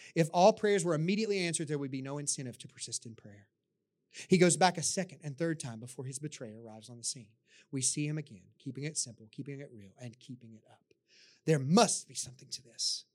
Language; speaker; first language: English; native; English